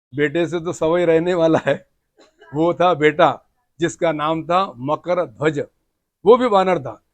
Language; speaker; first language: Hindi; non-native, local second language; Marathi